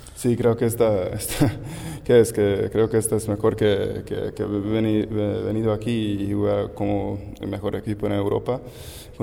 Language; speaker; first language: Spanish; non-native, learner; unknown